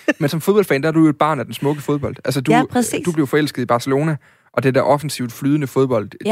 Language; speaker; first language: Danish; native; Danish